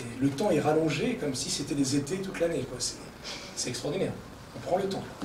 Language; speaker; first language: French; native; French